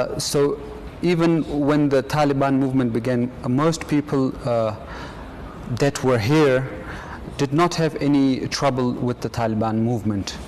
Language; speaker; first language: English; non-native, fluent; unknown